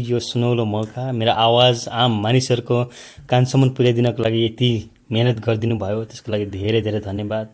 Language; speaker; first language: Nepali; native; Nepali